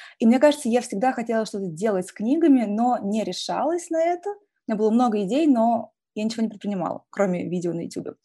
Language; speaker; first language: Russian; native; Russian